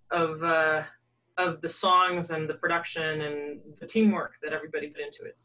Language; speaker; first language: English; native; English